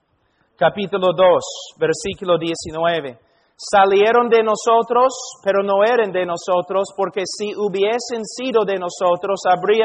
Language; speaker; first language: Spanish; non-native, fluent; English